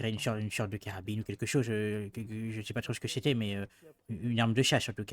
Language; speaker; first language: French; native; French